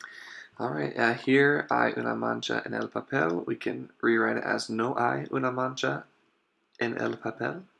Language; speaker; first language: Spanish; non-native, fluent; English